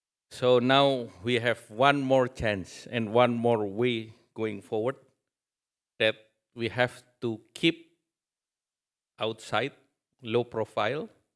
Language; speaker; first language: English; non-native, fluent; Indonesian